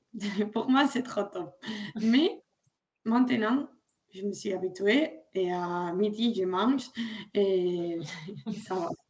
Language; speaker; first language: French; non-native, learner; Spanish